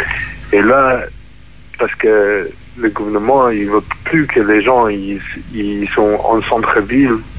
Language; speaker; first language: French; non-native, fluent; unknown